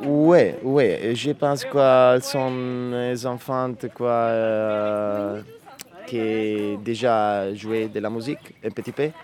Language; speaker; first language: French; non-native, learner; Italian